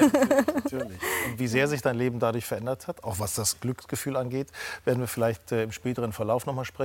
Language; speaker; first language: German; native; German